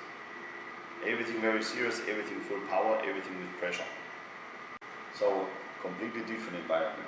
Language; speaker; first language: English; non-native, fluent; German